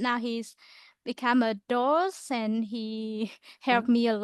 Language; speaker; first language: English; non-native, learner; Vietnamese